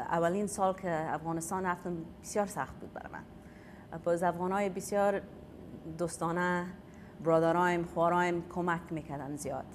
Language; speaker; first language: Persian; early bilingual, heritage; Persian